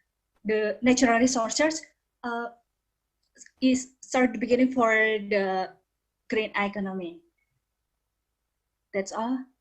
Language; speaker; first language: English; non-native, learner; Indonesian